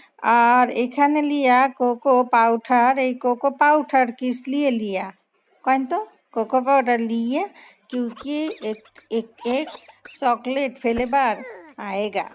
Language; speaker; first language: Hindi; non-native, learner; Bangla